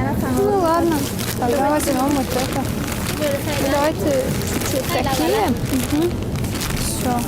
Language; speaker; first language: Russian; non-native, learner; Turkmen